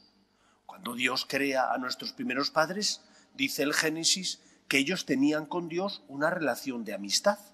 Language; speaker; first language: Spanish; native; Spanish